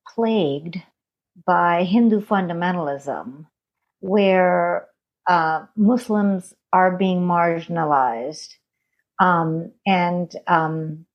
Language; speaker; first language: English; non-native, fluent; Hindi